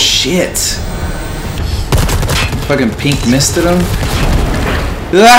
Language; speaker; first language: English; native; English